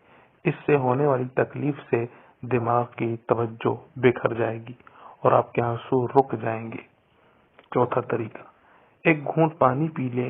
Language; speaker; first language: Urdu; native; Urdu